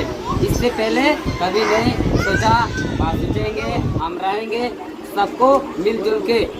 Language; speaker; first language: Hindi; non-native, local second language; Santali